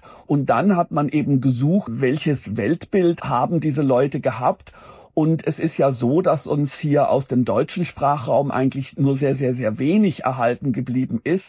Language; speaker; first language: German; native; German